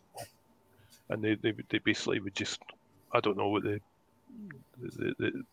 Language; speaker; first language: English; native; English